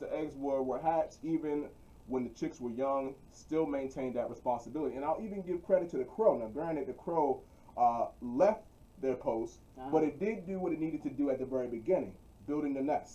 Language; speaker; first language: English; native; English